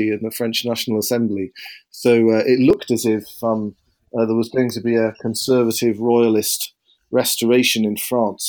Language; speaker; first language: English; native; English